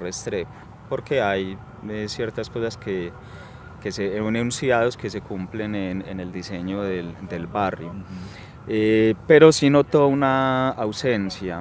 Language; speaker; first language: Spanish; native; Spanish